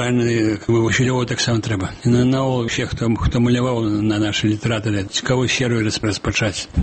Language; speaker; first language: Belarusian; native; Belarusian